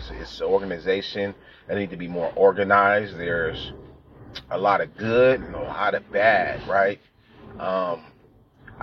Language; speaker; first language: English; native; English